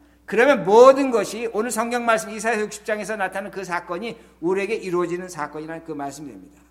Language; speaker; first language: Korean; native; Korean